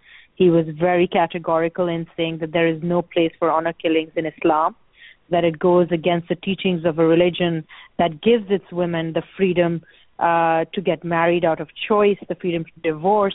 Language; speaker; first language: English; non-native, local second language; Urdu